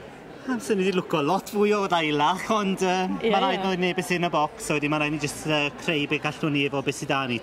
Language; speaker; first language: Welsh; native; Welsh